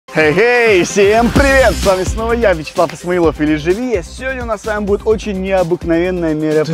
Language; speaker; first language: Russian; native; Russian